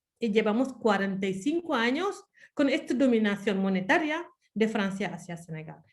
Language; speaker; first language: Spanish; non-native, fluent; Wolof